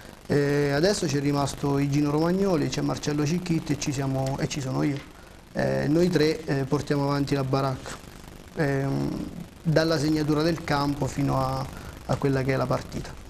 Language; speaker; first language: Italian; native; Italian